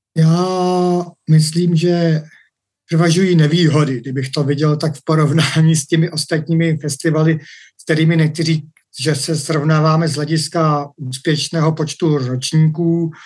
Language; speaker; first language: Czech; native; Czech